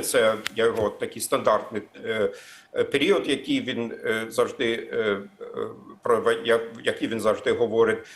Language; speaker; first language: Ukrainian; non-native, fluent; German